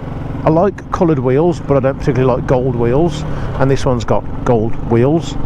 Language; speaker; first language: English; native; English